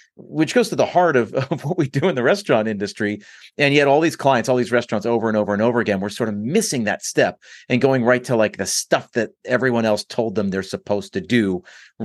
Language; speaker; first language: English; native; English